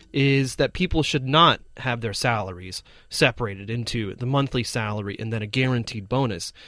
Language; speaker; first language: English; native; English